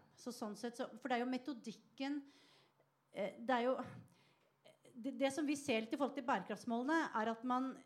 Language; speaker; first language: Norwegian; native; Norwegian